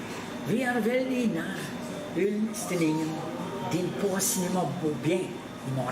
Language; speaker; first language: Swedish; non-native, learner; French